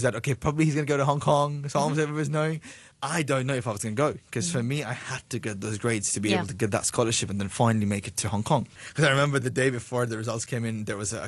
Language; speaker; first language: English; non-native, local second language; Bangla